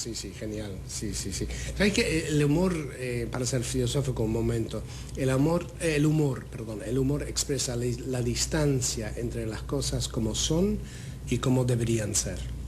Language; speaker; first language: Spanish; non-native, fluent; English